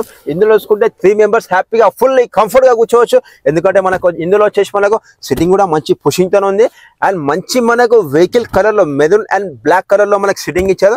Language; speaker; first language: Telugu; native; Telugu